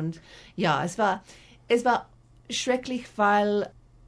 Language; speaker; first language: German; non-native, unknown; English